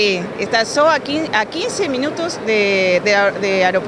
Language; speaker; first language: Portuguese; non-native, learner; Spanish